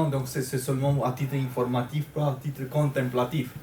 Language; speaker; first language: French; non-native, fluent; Romanian